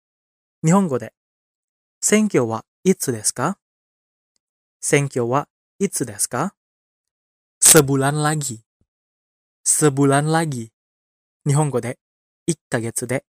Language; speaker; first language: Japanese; non-native, fluent; Indonesian